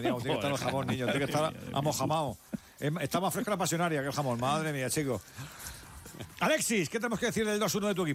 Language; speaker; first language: Spanish; native; Spanish